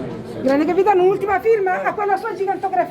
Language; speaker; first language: Italian; native; Italian